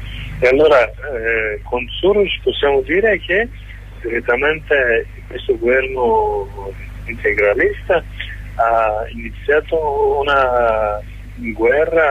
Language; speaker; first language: Italian; non-native, learner; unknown